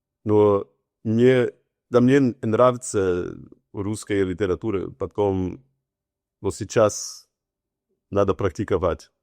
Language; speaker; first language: Russian; non-native, learner; Portuguese